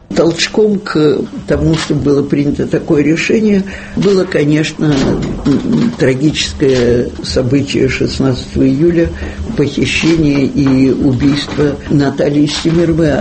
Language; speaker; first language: Russian; native; Russian